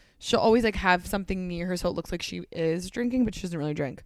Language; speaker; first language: English; native; English